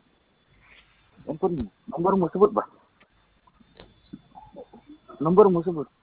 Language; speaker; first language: Malay; native; Malay